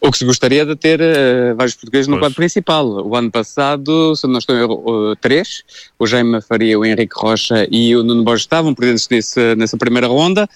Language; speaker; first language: Portuguese; native; Portuguese